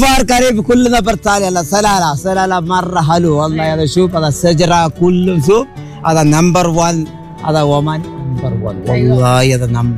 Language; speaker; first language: Arabic; non-native, learner; Tamil